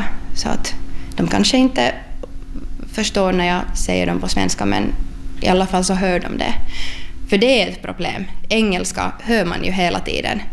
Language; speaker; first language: Swedish; non-native, local second language; Finnish